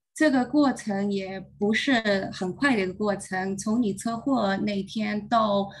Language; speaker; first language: Chinese; early bilingual, heritage; Chinese